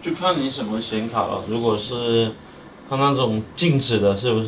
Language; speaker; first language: Chinese; native; Chinese